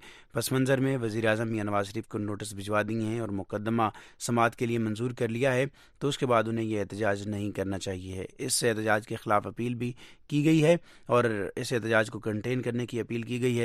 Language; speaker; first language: Urdu; native; Urdu